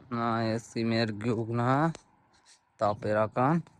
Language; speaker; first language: Armenian; non-native, learner; Hindi